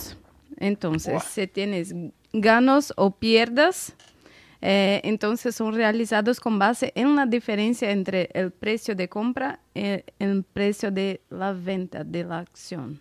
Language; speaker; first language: Spanish; non-native, learner; Portuguese